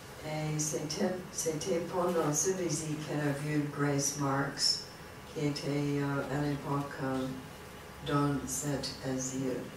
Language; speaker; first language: French; non-native, learner; English